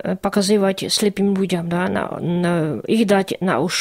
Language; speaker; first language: Russian; non-native, learner; Czech